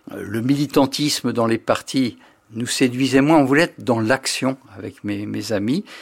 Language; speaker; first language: French; native; French